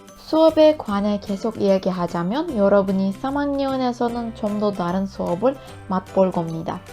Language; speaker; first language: Korean; non-native, learner; Turkish